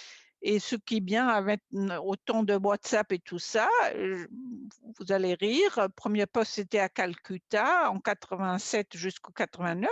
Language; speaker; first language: French; non-native, fluent; German